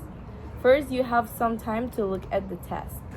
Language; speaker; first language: English; non-native, learner; Spanish